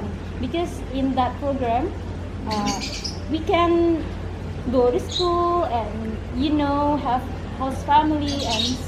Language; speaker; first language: English; non-native, fluent; Indonesian